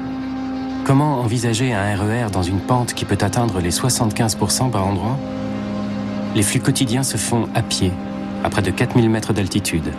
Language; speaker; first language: French; native; French